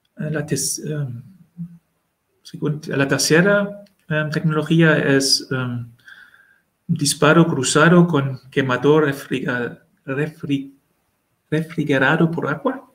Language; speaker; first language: Spanish; non-native, learner; German